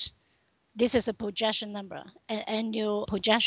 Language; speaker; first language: English; non-native, local second language; Cantonese